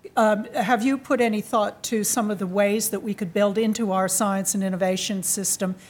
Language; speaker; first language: English; native; English